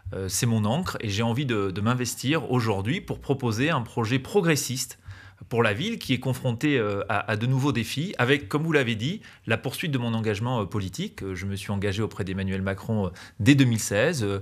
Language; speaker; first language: French; native; French